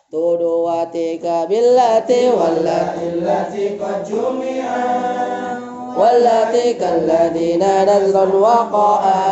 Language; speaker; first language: Arabic; non-native, fluent; Indonesian